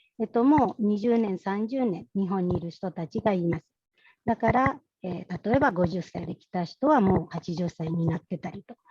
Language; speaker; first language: Japanese; non-native, fluent; Spanish